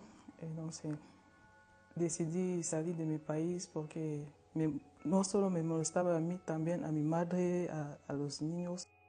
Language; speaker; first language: Spanish; non-native, learner; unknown